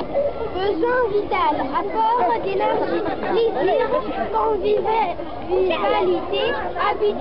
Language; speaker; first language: French; non-native, learner; Arabic